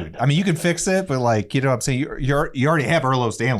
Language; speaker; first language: English; native; English